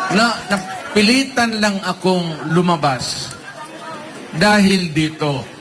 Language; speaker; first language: Filipino; non-native, local second language; Cebuano